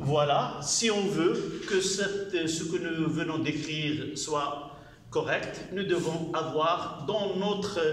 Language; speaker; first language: French; non-native, local second language; Arabic